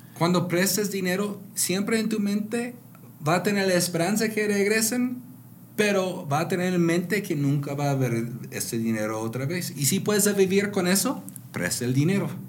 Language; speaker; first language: Spanish; non-native, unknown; English